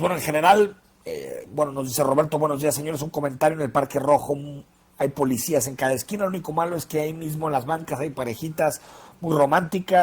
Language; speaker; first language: Spanish; native; Spanish